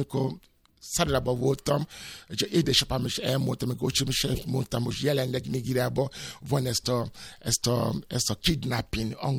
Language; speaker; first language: Hungarian; non-native, fluent; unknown